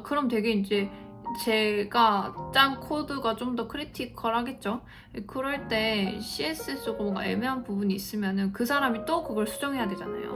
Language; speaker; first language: Korean; native; Korean